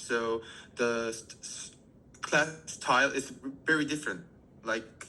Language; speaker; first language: English; non-native, learner; Korean